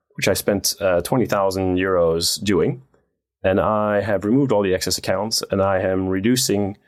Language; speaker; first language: English; non-native, fluent; Dutch